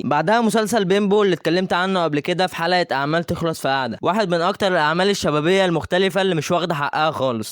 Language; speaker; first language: Arabic; native; Arabic